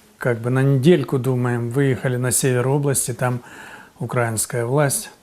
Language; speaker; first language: Russian; native; Russian